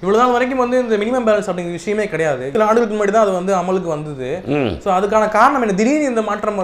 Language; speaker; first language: Tamil; native; Tamil